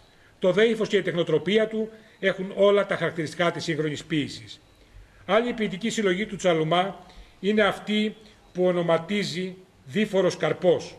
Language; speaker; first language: Greek; native; Greek